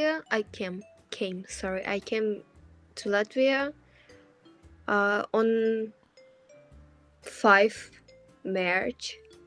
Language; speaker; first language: English; non-native, fluent; Ukrainian